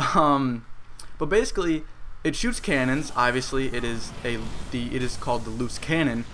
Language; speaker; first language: English; native; English